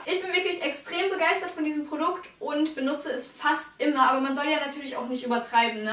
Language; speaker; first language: German; native; German